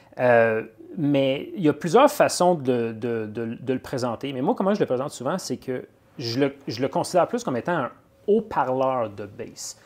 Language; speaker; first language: French; native; French